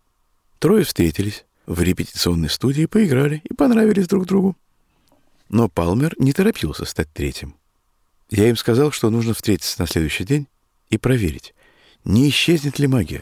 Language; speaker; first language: Russian; native; Russian